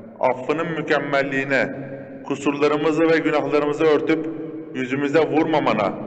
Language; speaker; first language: Turkish; native; Turkish